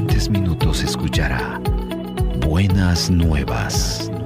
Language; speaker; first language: Spanish; native; Spanish